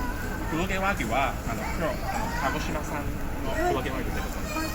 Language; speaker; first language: Japanese; non-native, learner; Cantonese